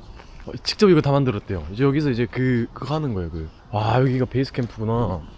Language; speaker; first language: Korean; native; Korean